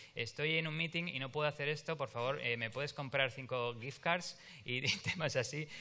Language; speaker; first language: Spanish; native; Spanish